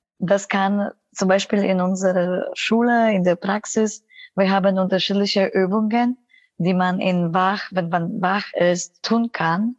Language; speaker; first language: German; non-native, fluent; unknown